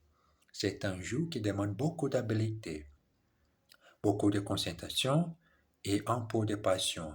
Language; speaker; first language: French; non-native, learner; English